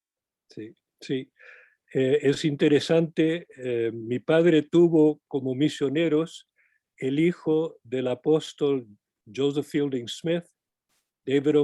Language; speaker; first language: Spanish; non-native, fluent; English